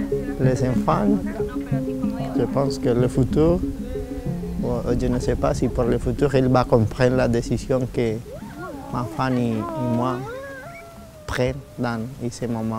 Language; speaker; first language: French; non-native, learner; Spanish